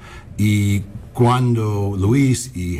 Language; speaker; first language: Spanish; early bilingual, heritage; English